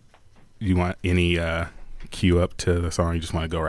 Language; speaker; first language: English; native; English